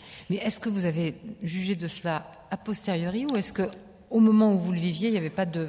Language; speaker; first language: French; native; French